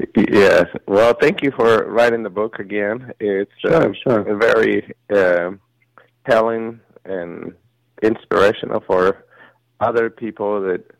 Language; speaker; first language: English; early bilingual, other home language; Spanish